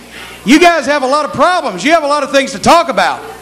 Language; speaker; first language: English; native; English